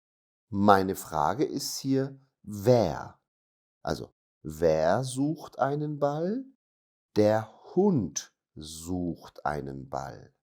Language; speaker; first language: German; non-native, fluent; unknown